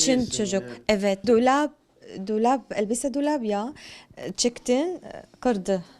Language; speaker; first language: Turkish; non-native, learner; Arabic